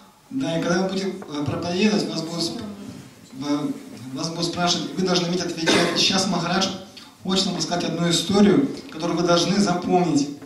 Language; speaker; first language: Russian; native; Russian